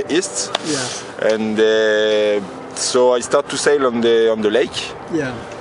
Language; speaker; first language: English; non-native, learner; French